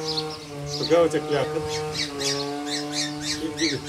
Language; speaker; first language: Bulgarian; non-native, learner; Russian